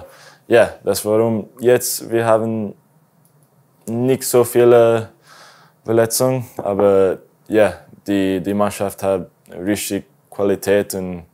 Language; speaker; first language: German; non-native, learner; English